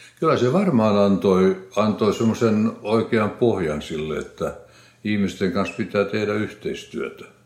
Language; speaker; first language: Finnish; non-native, local second language; Swedish